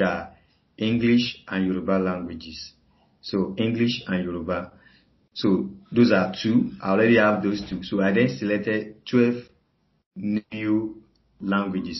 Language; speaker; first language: English; non-native, local second language; Yoruba